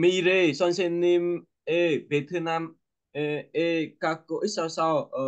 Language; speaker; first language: Korean; non-native, learner; Vietnamese